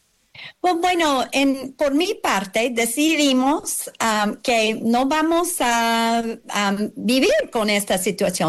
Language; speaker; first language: Spanish; non-native, learner; English